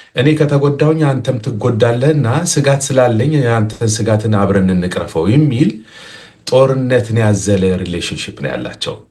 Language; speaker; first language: Amharic; non-native, local second language; Tigrinya